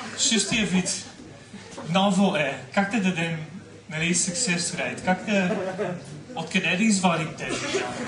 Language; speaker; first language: Bulgarian; non-native, fluent; Dutch